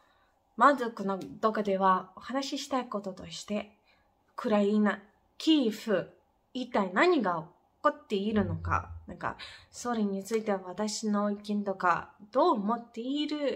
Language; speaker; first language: Japanese; non-native, fluent; Ukrainian